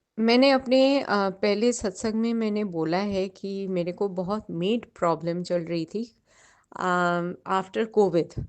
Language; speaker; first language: Hindi; non-native, local second language; Bangla